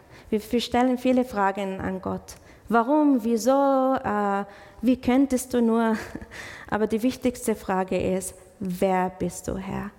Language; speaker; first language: German; non-native, fluent; English